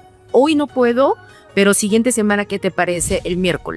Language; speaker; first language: Spanish; non-native, fluent; Korean